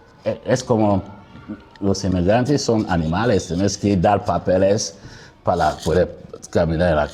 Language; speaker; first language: Spanish; non-native, learner; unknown